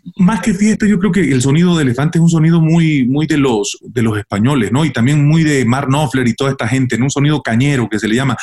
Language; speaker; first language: Spanish; native; Spanish